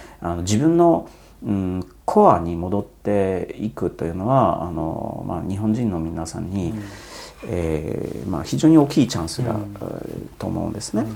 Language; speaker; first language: Japanese; non-native, fluent; Polish